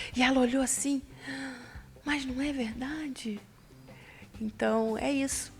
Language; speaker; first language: Portuguese; native; Portuguese